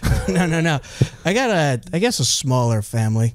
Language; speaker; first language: English; native; English